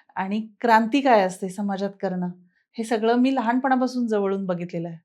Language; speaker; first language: Marathi; native; Marathi